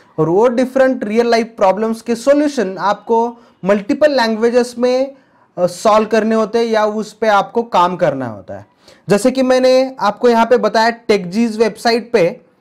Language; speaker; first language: Hindi; non-native, local second language; Marathi